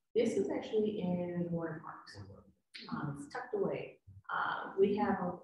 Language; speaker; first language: English; native; English